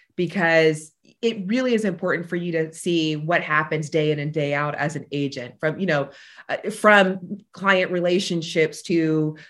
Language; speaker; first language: English; native; English